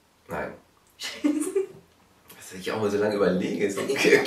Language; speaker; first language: German; native; German